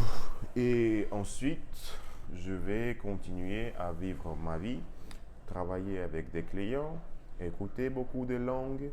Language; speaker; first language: French; non-native, learner; Russian